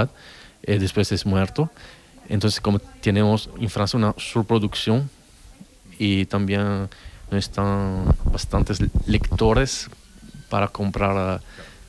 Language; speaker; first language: Spanish; non-native, learner; Italian